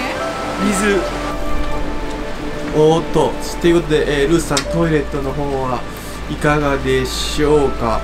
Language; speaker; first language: Japanese; native; Japanese